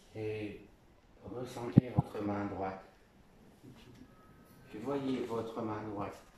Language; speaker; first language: French; native; French